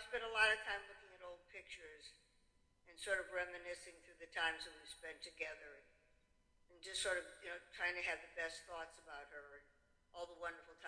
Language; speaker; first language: English; native; English